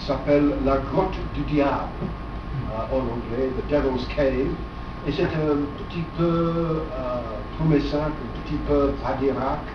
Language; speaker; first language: French; non-native, fluent; English